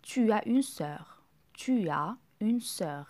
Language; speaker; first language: French; non-native, local second language; Arabic